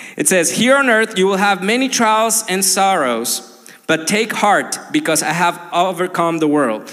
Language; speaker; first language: English; non-native, fluent; Spanish